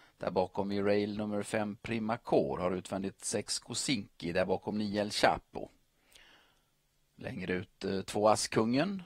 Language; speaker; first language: Swedish; native; Swedish